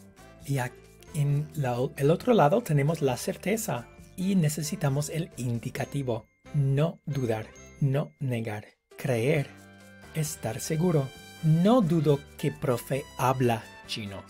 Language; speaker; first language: Spanish; non-native, fluent; English